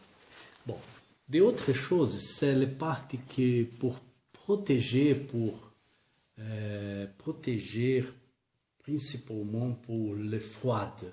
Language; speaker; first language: French; non-native, learner; Portuguese